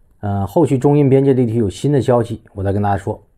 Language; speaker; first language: Chinese; native; Chinese